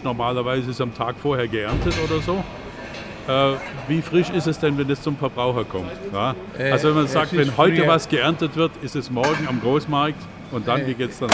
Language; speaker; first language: German; native; German